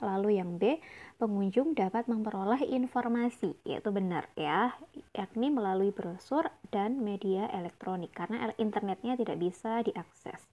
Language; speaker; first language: Indonesian; native; Indonesian